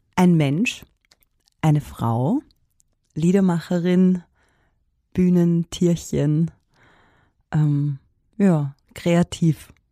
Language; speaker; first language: German; native; German